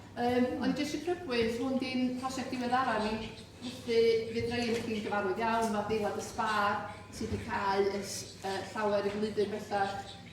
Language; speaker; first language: Welsh; native; Welsh